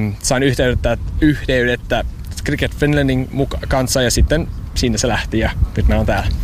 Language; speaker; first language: Finnish; non-native, fluent; English